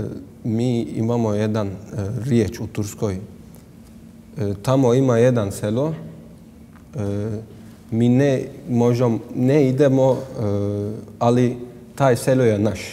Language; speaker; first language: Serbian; non-native, learner; Turkish